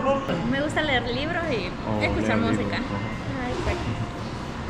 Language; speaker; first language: Spanish; native; Spanish